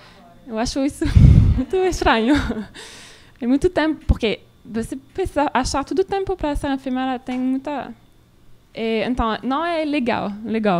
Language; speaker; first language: Portuguese; non-native, learner; French